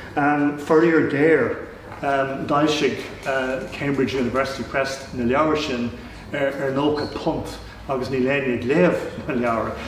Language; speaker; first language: Irish; non-native, local second language; English